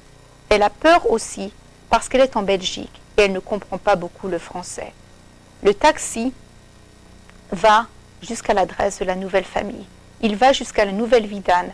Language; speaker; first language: French; non-native, fluent; English